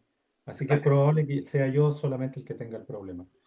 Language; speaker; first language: Spanish; native; Spanish